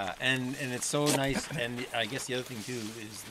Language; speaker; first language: English; native; English